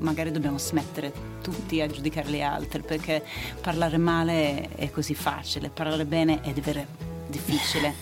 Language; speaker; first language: Italian; non-native, fluent; Swedish